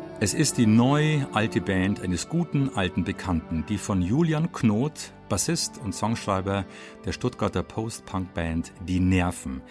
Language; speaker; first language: German; native; German